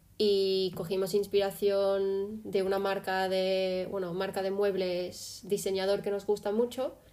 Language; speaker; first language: Spanish; early bilingual, other home language; English